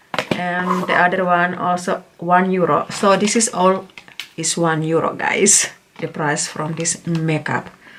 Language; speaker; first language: English; non-native, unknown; Indonesian